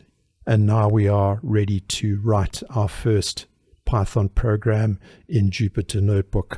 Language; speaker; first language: English; native; English